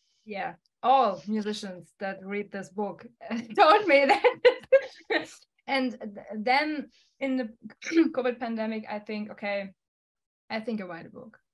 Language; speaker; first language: English; non-native, fluent; German